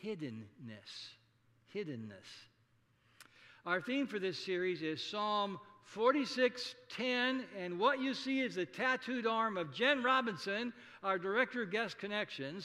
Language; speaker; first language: English; native; English